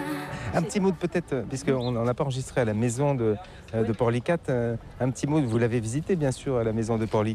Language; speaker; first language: French; native; French